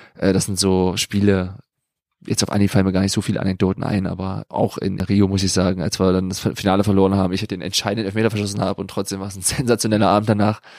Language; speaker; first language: German; native; German